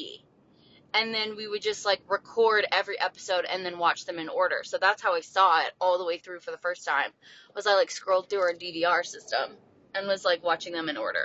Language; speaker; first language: English; native; English